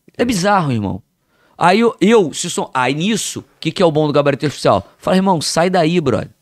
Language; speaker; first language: Portuguese; native; Portuguese